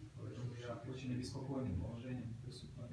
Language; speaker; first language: Russian; native; Russian